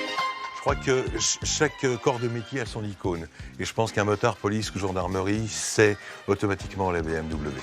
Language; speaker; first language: French; native; French